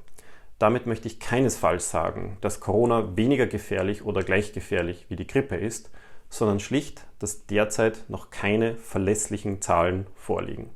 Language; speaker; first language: German; native; German